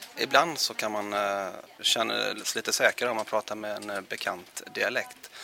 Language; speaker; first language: Swedish; native; Swedish